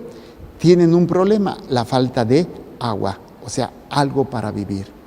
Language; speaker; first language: Spanish; native; Spanish